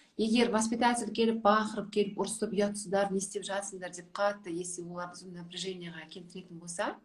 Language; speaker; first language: Kazakh; non-native, local second language; Russian